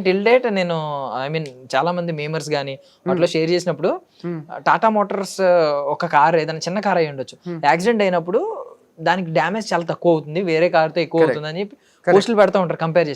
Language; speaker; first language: Telugu; native; Telugu